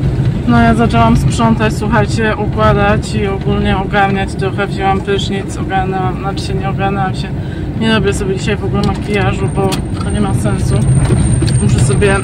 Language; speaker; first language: Polish; native; Polish